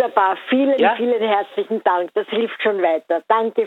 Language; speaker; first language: German; native; German